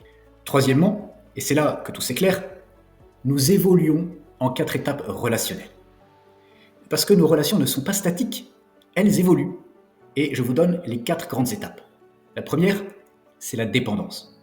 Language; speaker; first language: French; native; French